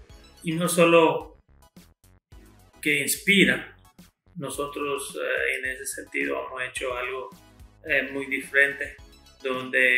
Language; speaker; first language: Spanish; non-native, fluent; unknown